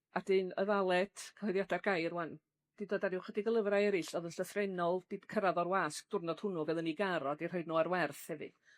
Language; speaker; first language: Welsh; native; Welsh